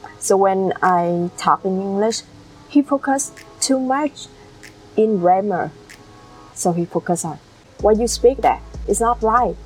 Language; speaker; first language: English; non-native, learner; Vietnamese